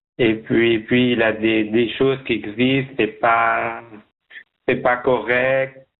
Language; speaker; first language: French; non-native, learner; Persian